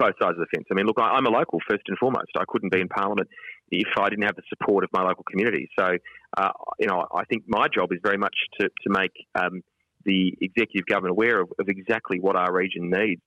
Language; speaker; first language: English; native; English